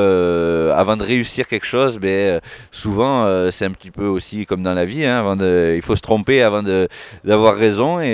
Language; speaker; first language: French; native; French